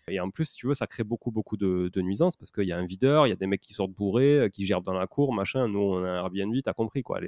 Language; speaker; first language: French; native; French